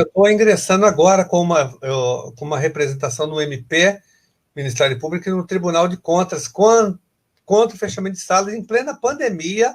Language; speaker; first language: Portuguese; native; Portuguese